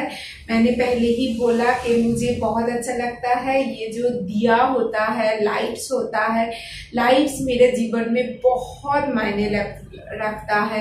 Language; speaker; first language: Hindi; non-native, local second language; Bangla